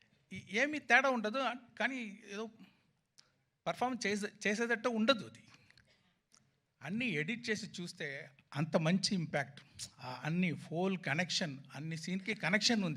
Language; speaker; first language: Telugu; non-native, fluent; Tamil